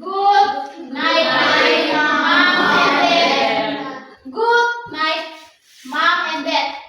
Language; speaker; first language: English; non-native, learner; Indonesian